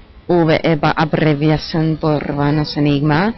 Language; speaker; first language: Spanish; non-native, fluent; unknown